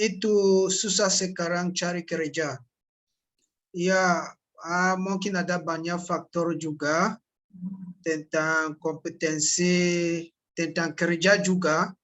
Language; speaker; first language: Indonesian; non-native, learner; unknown